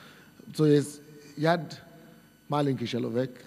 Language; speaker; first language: Russian; non-native, fluent; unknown